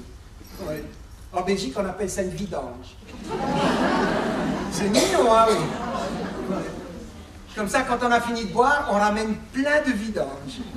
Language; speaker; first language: French; native; French